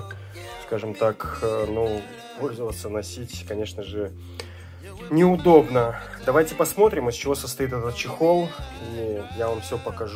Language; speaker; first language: Russian; native; Russian